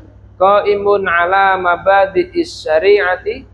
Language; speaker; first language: Arabic; non-native, fluent; Indonesian